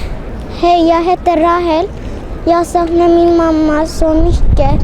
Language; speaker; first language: Swedish; early bilingual, other home language; Tigrinya